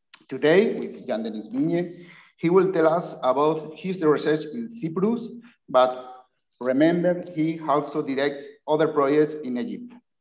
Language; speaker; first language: English; non-native, learner; Spanish